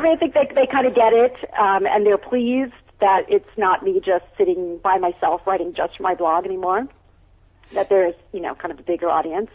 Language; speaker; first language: English; native; English